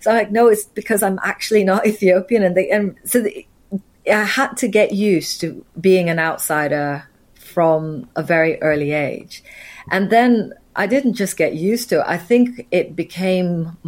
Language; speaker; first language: English; native; English